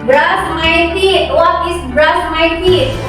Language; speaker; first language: English; non-native, learner; Indonesian